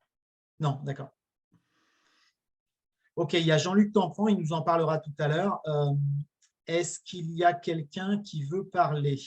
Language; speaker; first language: French; native; French